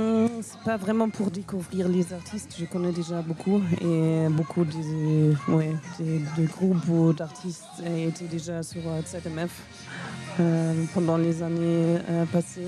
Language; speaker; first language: French; non-native, fluent; German